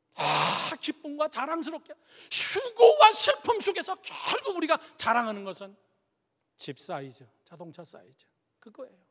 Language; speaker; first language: Korean; native; Korean